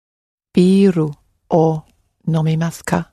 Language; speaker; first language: Japanese; non-native, learner; English